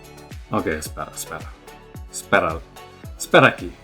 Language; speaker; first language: Portuguese; non-native, fluent; English